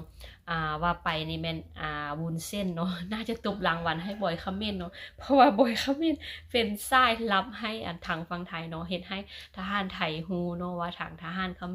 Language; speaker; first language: Thai; non-native, local second language; Lao